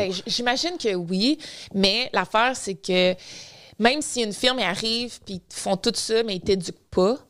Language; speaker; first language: French; native; French